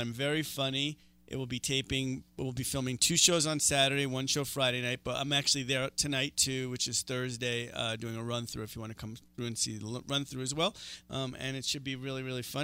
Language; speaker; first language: English; native; English